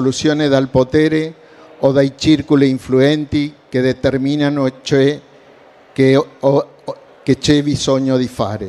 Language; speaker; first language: Italian; non-native, learner; Spanish